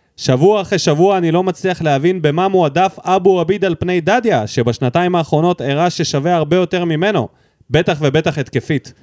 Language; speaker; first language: Hebrew; early bilingual, other home language; Russian